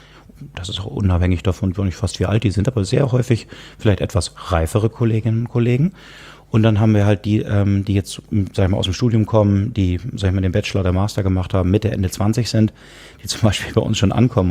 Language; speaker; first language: German; native; German